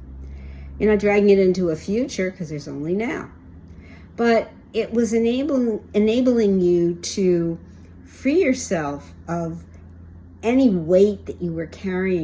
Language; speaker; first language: English; native; English